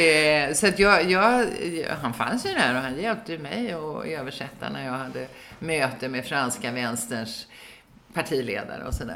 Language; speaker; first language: Swedish; native; Swedish